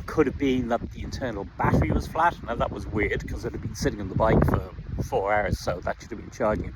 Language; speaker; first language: English; native; English